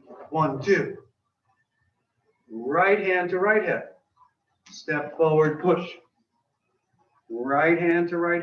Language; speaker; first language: English; native; English